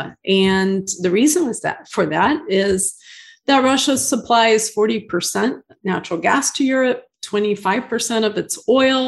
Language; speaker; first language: English; native; English